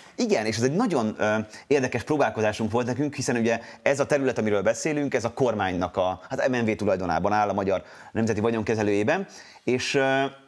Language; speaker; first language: Hungarian; native; Hungarian